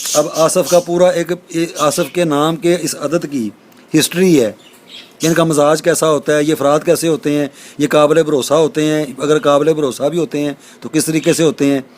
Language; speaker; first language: Urdu; native; Urdu